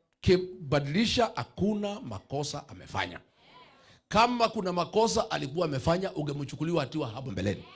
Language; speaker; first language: Swahili; non-native, local second language; Kikuyu